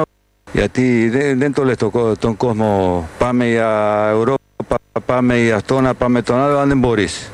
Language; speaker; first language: Greek; non-native, fluent; Spanish